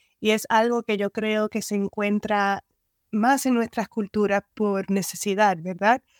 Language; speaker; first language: Spanish; native; Spanish